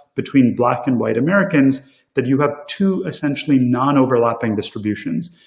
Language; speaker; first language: English; early bilingual, other home language; Tamil